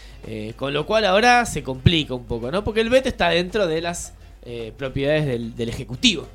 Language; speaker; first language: Spanish; native; Spanish